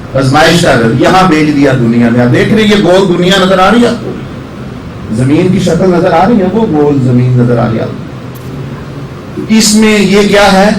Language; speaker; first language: Urdu; non-native, local second language; Punjabi